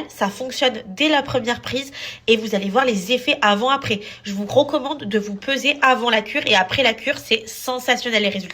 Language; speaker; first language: French; native; French